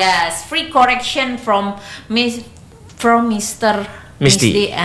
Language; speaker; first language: English; non-native, learner; Indonesian